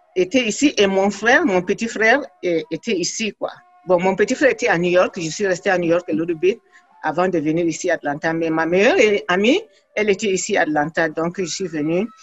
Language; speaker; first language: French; non-native, local second language; Fula